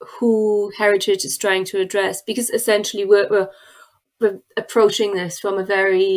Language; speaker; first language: English; non-native, fluent; German